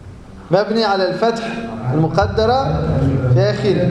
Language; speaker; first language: Arabic; native; Arabic